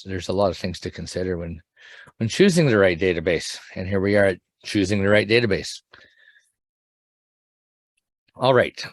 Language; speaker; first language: English; native; English